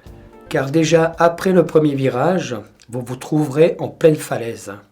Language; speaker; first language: French; native; French